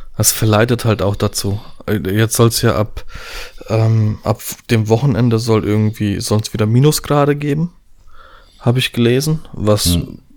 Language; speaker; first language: German; early bilingual, other home language; Polish